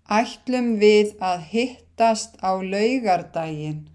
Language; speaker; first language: Icelandic; non-native, fluent; Thai